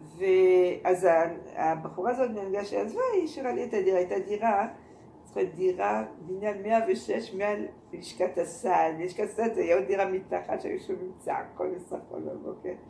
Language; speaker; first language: Hebrew; non-native, fluent; French